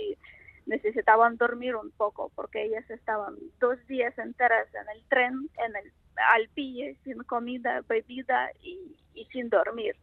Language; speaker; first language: Spanish; non-native, fluent; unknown